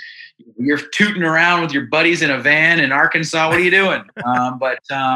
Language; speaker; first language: English; native; English